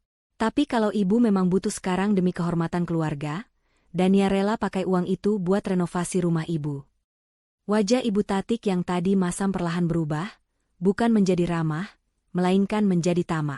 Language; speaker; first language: Indonesian; native; Indonesian